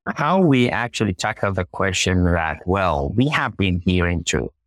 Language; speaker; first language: English; non-native, fluent; Finnish